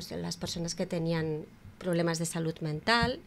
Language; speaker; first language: Catalan; native; Catalan